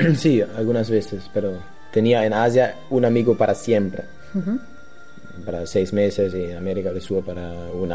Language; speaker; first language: Spanish; non-native, learner; German